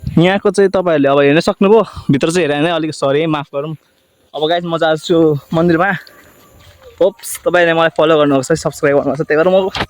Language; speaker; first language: Nepali; non-native, local second language; Rana Tharu